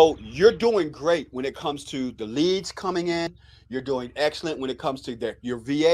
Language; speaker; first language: English; native; English